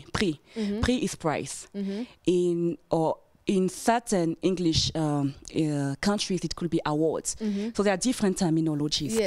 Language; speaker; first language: English; non-native, fluent; French